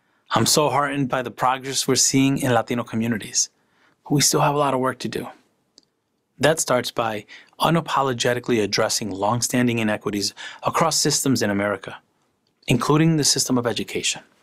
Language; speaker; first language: English; early bilingual, other home language; Spanish